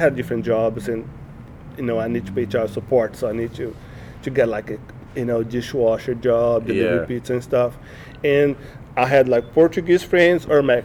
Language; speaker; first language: English; non-native, learner; Portuguese